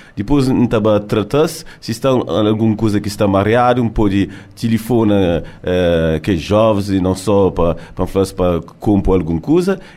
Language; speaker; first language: Portuguese; early bilingual, heritage; French